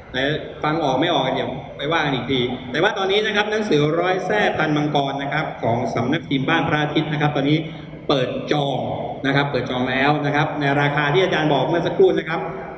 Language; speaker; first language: Thai; native; Thai